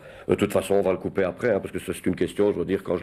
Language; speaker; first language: French; non-native, local second language; Dutch